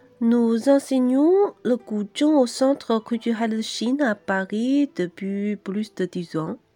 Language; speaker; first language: French; non-native, fluent; Chinese